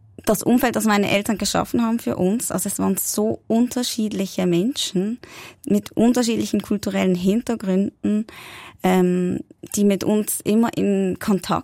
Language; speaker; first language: German; native; German